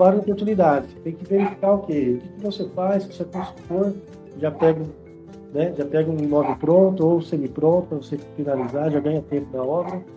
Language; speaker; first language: Portuguese; native; Portuguese